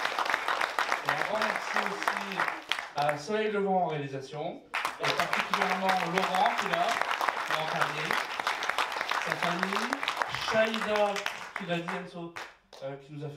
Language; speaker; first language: French; native; French